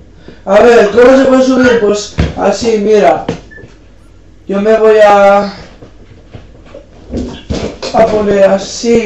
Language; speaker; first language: Spanish; native; Spanish